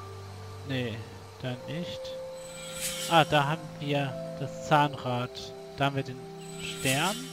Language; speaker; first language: German; native; German